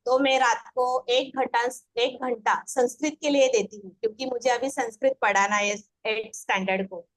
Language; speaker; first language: Hindi; non-native, local second language; Marathi